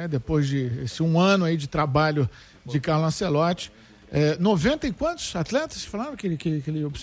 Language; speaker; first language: Portuguese; native; Portuguese